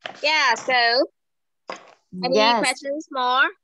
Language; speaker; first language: English; non-native, fluent; Vietnamese